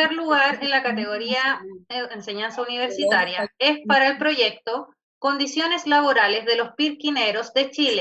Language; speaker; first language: Spanish; native; Spanish